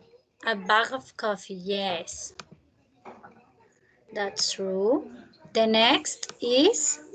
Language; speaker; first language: English; non-native, fluent; Spanish